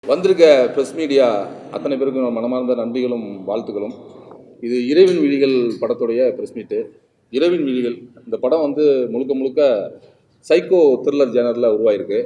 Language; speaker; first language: Tamil; native; Tamil